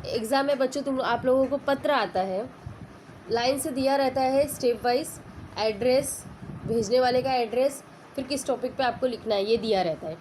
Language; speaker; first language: Hindi; non-native, local second language; Marathi